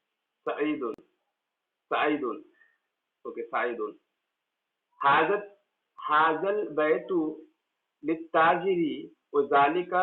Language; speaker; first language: Arabic; non-native, fluent; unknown